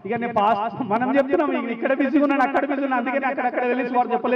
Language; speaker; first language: Telugu; native; Telugu